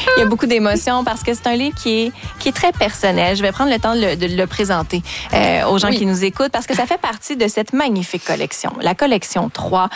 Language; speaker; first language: French; native; French